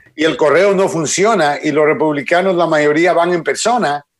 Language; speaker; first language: Spanish; native; Spanish